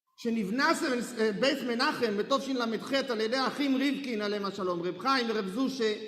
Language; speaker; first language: Hebrew; native; Hebrew